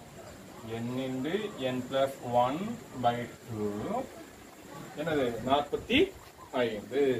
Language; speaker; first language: Tamil; native; Tamil